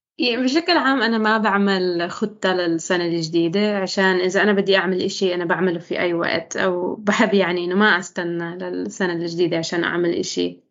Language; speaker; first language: Arabic; non-native, learner; English